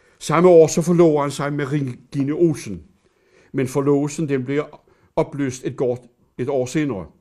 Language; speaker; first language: Danish; native; Danish